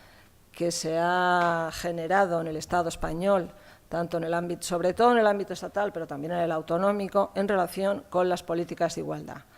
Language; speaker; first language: Spanish; native; Spanish